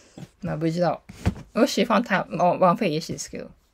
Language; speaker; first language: Chinese; non-native, learner; Japanese